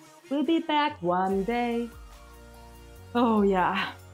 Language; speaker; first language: English; non-native, fluent; German